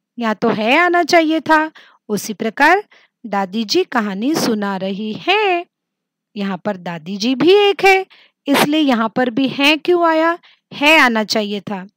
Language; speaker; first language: Hindi; non-native, local second language; Marathi